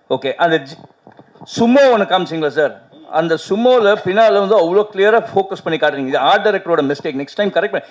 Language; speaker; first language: Tamil; native; Tamil